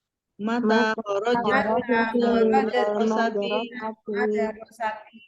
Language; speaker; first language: Arabic; non-native, learner; Indonesian